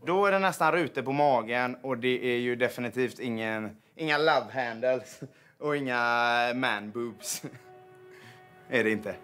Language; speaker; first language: Swedish; native; Swedish